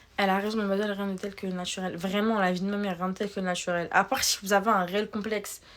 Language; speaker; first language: French; early bilingual, other home language; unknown